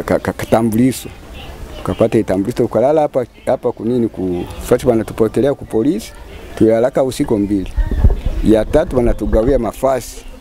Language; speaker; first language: Swahili; non-native, local second language; Kinyarwanda